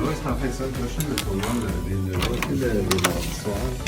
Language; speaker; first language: French; native; French